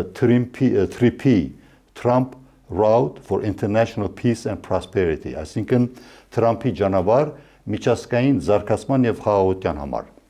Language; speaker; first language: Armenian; early bilingual, heritage; Armenian